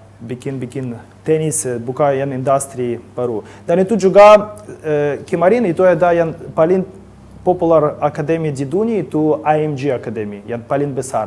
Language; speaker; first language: Indonesian; non-native, learner; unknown